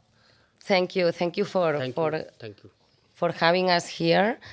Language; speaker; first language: English; non-native, fluent; Catalan